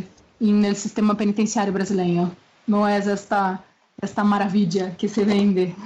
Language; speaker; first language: Spanish; non-native, fluent; Portuguese